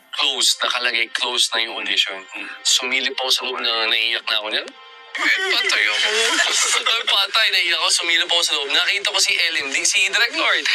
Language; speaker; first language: Filipino; non-native, fluent; English